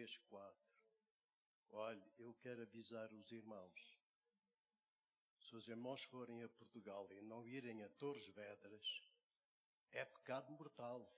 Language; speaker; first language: Portuguese; native; Portuguese